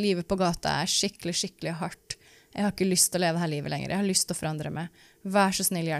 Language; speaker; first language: Norwegian; native; Norwegian